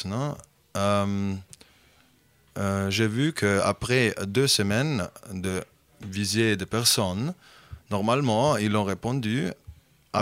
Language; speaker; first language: French; non-native, fluent; Bosnian